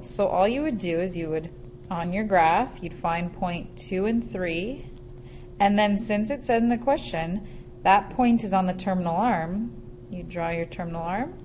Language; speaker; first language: English; native; English